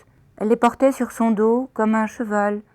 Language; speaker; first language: French; native; French